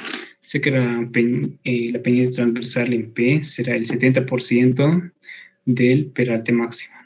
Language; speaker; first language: Spanish; native; Spanish